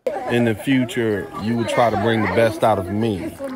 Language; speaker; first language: English; native; English